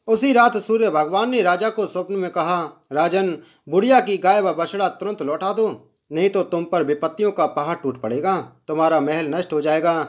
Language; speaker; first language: Hindi; native; Hindi